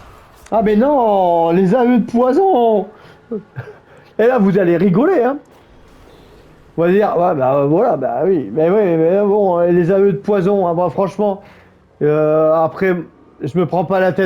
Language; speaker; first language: French; native; French